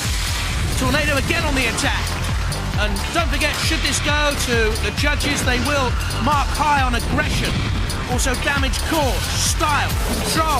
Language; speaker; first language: English; native; English